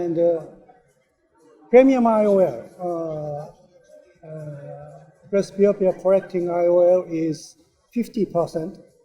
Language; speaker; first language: English; non-native, learner; Japanese